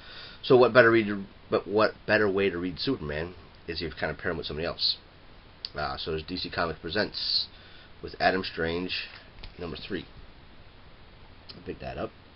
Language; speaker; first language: English; native; English